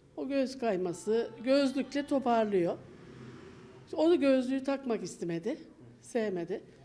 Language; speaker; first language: Turkish; native; Turkish